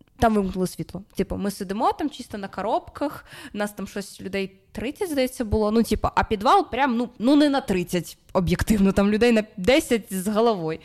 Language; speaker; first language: Ukrainian; non-native, local second language; Russian